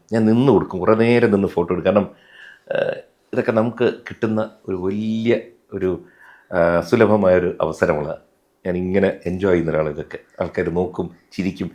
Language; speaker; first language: Malayalam; native; Malayalam